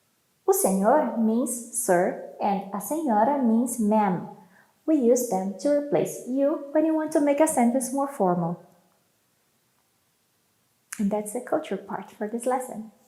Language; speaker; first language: English; non-native, fluent; Portuguese